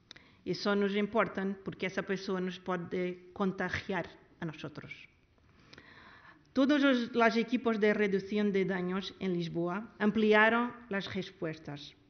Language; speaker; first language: Spanish; non-native, learner; Portuguese